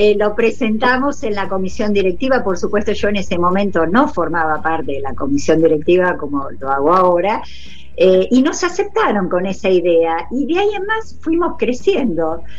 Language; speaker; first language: Spanish; non-native, local second language; German